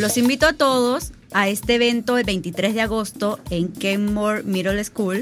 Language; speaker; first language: Spanish; native; Spanish